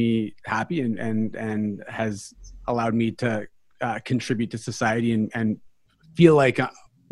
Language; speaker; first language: English; native; English